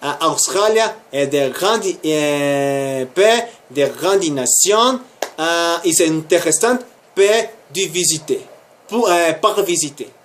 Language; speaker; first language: French; non-native, learner; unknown